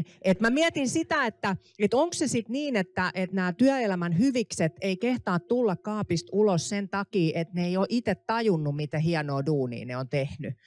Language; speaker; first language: Finnish; native; Finnish